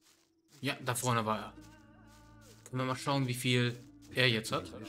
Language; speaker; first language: German; native; German